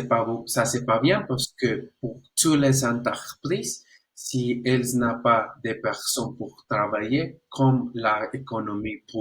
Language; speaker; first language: French; non-native, learner; Spanish